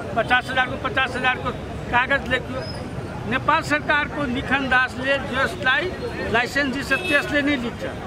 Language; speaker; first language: Nepali; non-native, local second language; Maithili